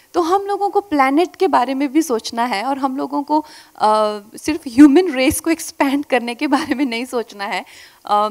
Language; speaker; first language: Hindi; native; Hindi